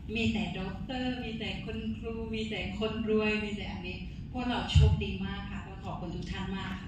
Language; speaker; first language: Thai; non-native, fluent; Burmese